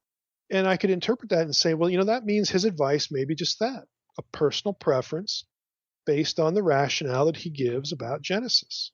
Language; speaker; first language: English; native; English